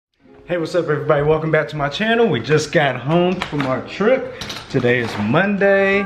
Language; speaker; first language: English; native; English